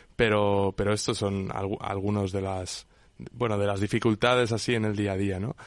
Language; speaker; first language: Spanish; native; Spanish